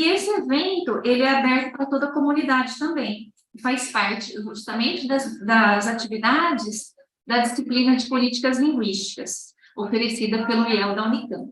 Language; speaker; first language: Portuguese; native; Portuguese